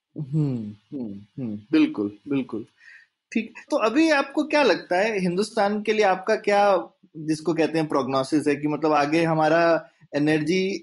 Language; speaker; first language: Hindi; native; Hindi